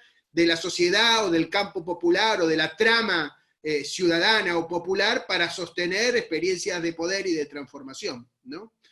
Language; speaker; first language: Spanish; native; Spanish